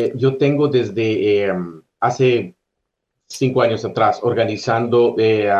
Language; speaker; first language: Spanish; native; Spanish